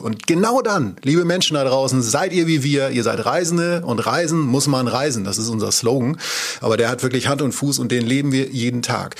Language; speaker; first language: German; native; German